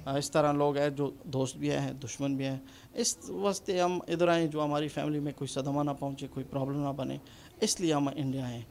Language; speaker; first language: Urdu; non-native, fluent; Punjabi